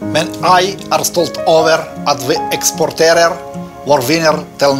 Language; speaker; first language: Norwegian; non-native, learner; Romanian